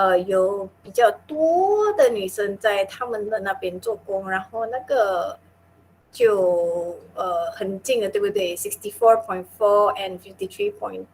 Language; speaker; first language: Chinese; non-native, local second language; Min Nan Chinese